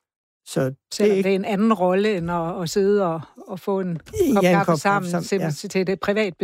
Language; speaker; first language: Danish; native; Danish